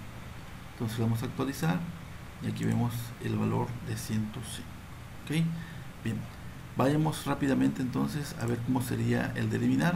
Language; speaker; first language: Spanish; native; Spanish